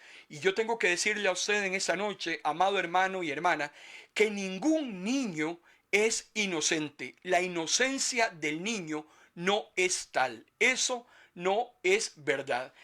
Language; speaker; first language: Spanish; native; Spanish